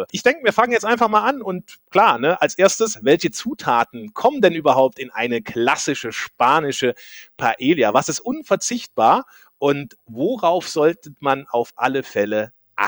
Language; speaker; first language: German; native; German